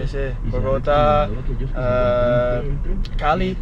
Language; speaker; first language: Spanish; non-native, learner; English